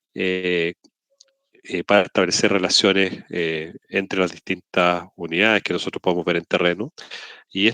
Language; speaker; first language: Spanish; native; Spanish